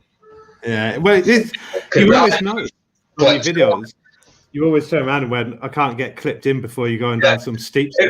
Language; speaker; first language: English; native; English